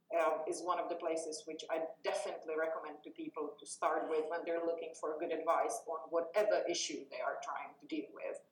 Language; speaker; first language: English; non-native, fluent; Czech